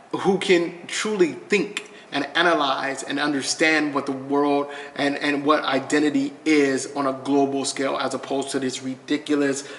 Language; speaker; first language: English; native; English